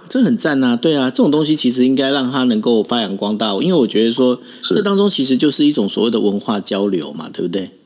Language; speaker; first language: Chinese; native; Chinese